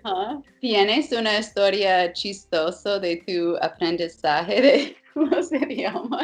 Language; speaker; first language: Spanish; non-native, fluent; English